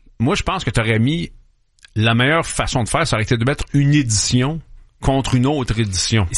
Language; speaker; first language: French; native; French